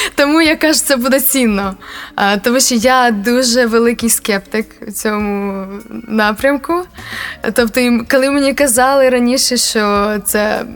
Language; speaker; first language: Ukrainian; non-native, local second language; Russian